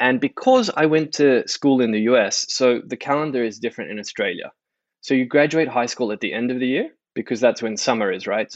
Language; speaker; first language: English; native; English